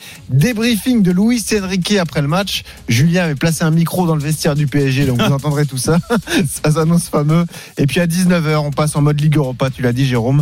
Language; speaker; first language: French; native; French